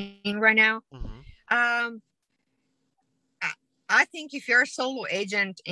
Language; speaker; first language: English; non-native, fluent; Spanish